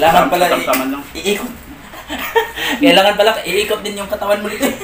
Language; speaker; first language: Filipino; non-native, local second language; Cebuano